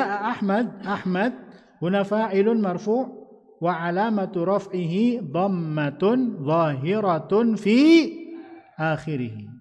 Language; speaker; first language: Arabic; non-native, fluent; Indonesian